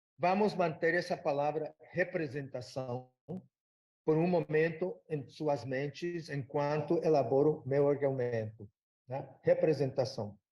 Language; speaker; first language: Portuguese; non-native, fluent; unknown